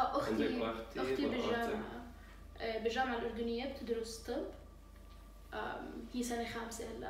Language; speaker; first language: Arabic; native; Arabic